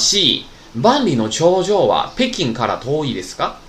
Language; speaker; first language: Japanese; non-native, fluent; Chinese